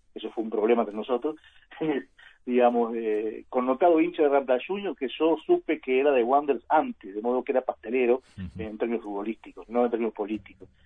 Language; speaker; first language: Spanish; native; Spanish